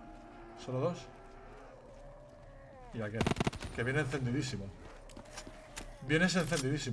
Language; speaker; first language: Spanish; native; Spanish